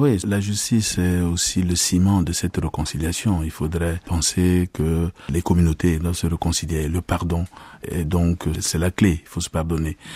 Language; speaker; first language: French; non-native, local second language; Sango